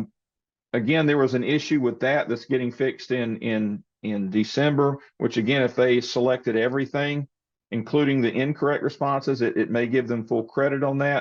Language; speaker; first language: English; native; English